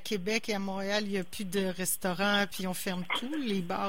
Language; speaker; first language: French; native; French